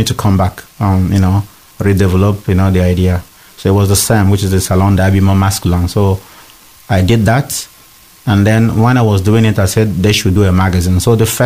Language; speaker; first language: English; non-native, local second language; Igbo